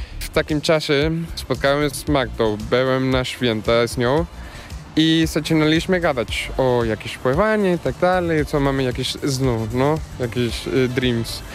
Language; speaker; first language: Polish; non-native, learner; Spanish